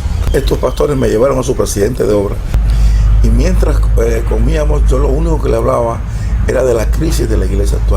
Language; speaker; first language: Spanish; native; Spanish